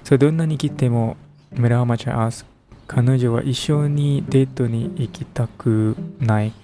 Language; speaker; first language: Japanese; non-native, learner; English